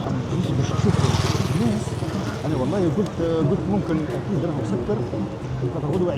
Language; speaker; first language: Arabic; native; Arabic